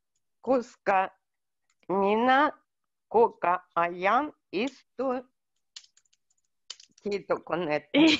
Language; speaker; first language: Finnish; non-native, learner; Russian